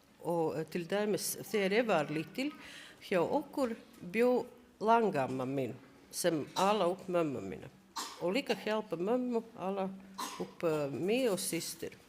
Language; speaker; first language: Icelandic; non-native, learner; Latvian